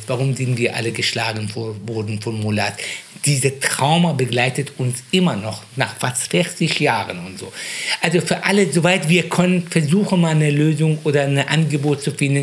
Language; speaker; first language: German; non-native, fluent; Persian